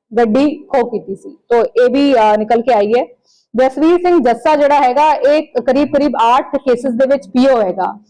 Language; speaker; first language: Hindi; non-native, local second language; Punjabi